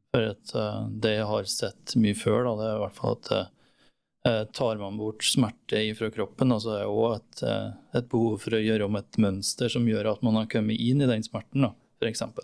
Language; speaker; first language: Norwegian; native; Norwegian